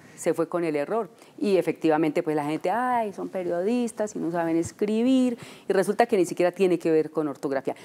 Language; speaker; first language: Spanish; native; Spanish